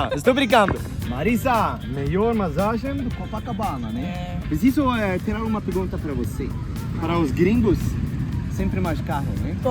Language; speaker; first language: Portuguese; non-native, learner; Swedish